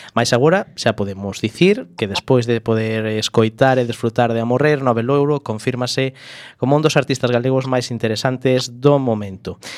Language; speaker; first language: Galician; native; Galician